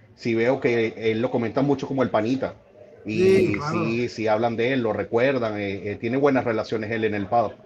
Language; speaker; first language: Spanish; native; Spanish